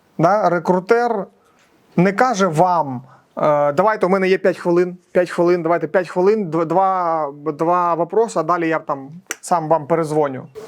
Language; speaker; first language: Ukrainian; native; Ukrainian